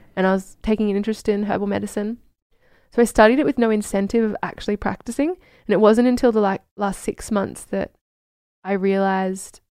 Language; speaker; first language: English; native; English